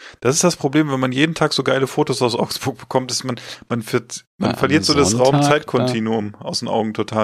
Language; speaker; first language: German; native; German